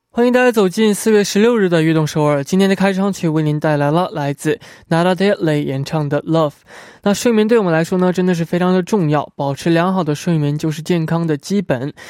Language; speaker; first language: Chinese; native; Chinese